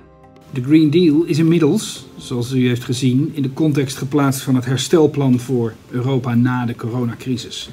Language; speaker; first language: Dutch; native; Dutch